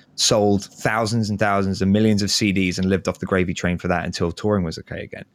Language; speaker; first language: English; native; English